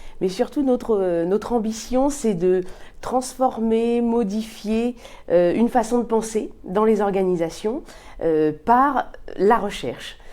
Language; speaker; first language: French; native; French